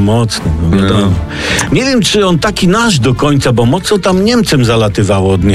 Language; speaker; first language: Polish; native; Polish